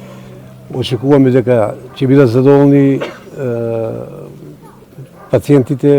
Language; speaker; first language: Macedonian; native; Macedonian